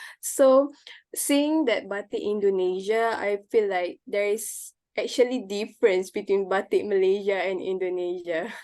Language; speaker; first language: English; non-native, local second language; Malay